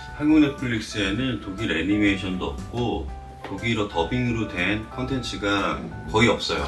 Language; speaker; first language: Korean; native; Korean